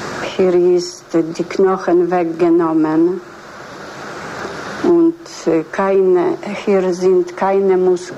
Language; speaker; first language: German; non-native, learner; Polish